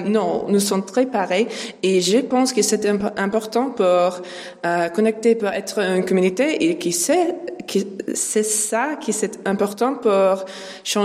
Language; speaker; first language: French; non-native, learner; English